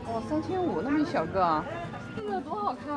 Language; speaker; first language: Chinese; native; Chinese